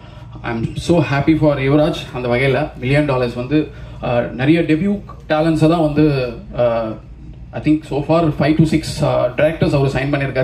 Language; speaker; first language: Tamil; native; Tamil